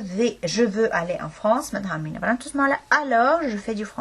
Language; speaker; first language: French; non-native, fluent; Estonian